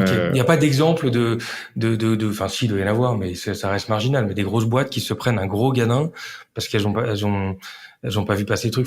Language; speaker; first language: French; native; French